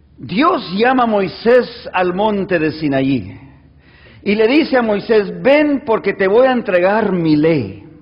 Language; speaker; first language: Spanish; native; Spanish